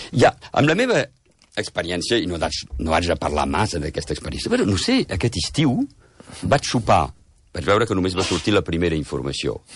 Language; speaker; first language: Catalan; early bilingual, heritage; Catalan